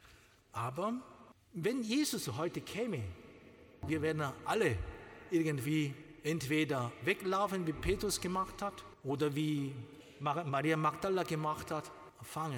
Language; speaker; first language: German; non-native, learner; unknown